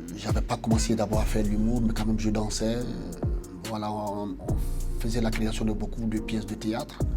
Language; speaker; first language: French; non-native, local second language; Fula